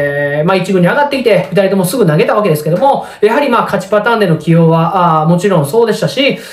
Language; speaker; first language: Japanese; native; Japanese